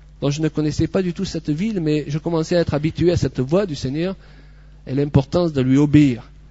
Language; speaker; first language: French; native; French